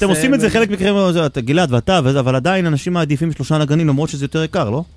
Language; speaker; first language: Hebrew; native; Hebrew